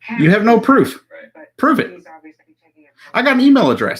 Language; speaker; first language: English; native; English